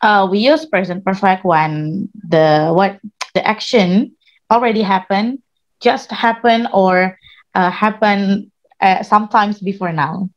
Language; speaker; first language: English; non-native, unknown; Indonesian